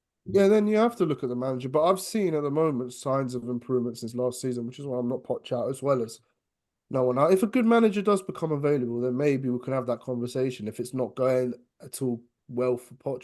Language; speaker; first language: English; native; English